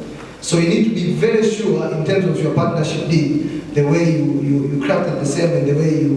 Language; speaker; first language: English; non-native, local second language; Swahili